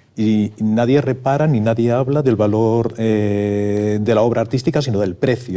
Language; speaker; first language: Spanish; native; Spanish